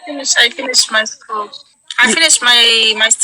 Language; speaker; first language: English; non-native, learner; Arabic